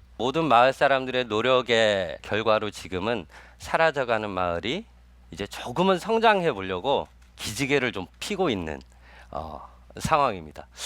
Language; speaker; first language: Korean; native; Korean